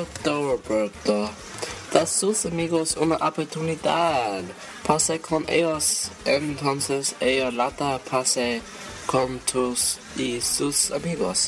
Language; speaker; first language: Spanish; non-native, learner; English